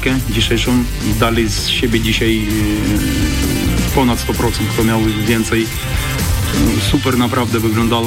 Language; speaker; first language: Polish; non-native, fluent; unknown